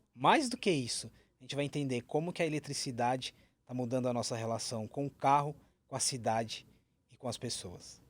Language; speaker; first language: Portuguese; native; Portuguese